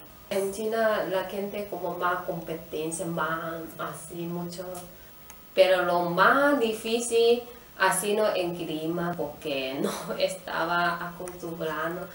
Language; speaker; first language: Spanish; non-native, learner; Chinese